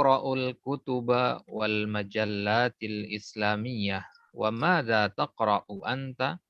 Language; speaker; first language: Arabic; non-native, fluent; Indonesian